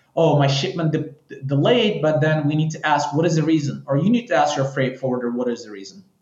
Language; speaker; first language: English; non-native, fluent; Turkish